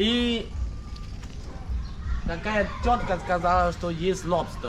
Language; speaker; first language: Russian; non-native, fluent; Khmer